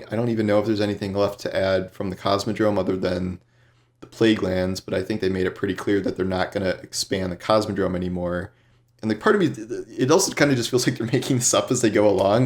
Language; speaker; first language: English; native; English